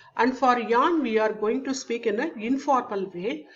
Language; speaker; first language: English; non-native, local second language; Tamil